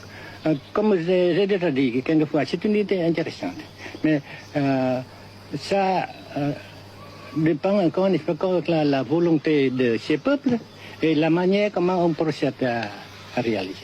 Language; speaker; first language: French; non-native, fluent; Vietnamese